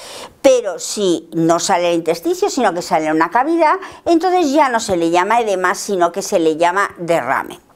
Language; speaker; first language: Spanish; native; Spanish